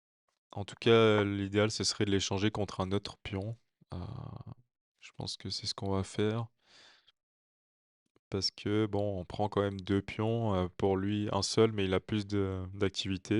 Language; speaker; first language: French; native; French